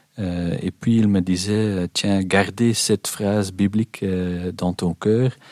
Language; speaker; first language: French; non-native, local second language; Dutch